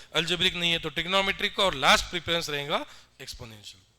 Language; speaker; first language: Hindi; non-native, local second language; Marathi